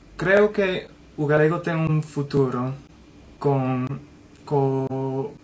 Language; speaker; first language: Galician; non-native, learner; English